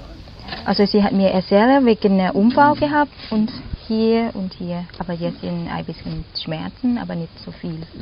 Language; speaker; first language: German; non-native, learner; Thai